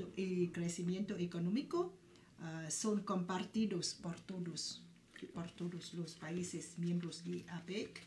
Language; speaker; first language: Spanish; non-native, fluent; Vietnamese